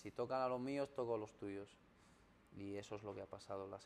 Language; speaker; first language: Spanish; early bilingual, other home language; Arabic